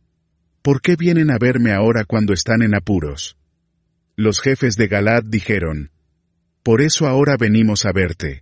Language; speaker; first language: Spanish; native; Spanish